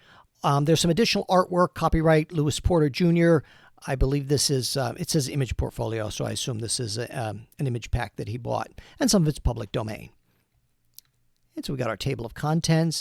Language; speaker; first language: English; native; English